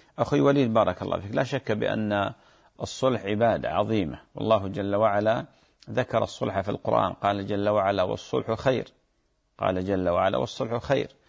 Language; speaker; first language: Arabic; native; Arabic